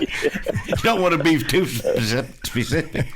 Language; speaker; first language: English; native; English